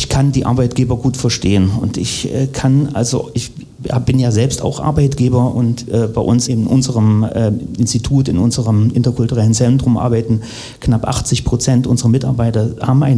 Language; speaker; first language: German; native; German